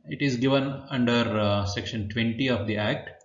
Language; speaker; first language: English; non-native, local second language; Kannada